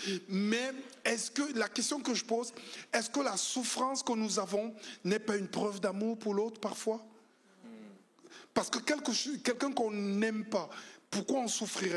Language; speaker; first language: French; native; French